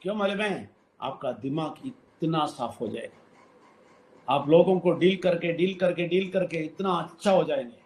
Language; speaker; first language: Hindi; non-native, local second language; Telugu